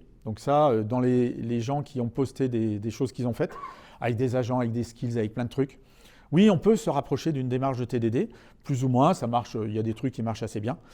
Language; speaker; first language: French; native; French